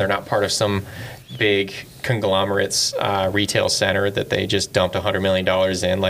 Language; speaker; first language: English; native; English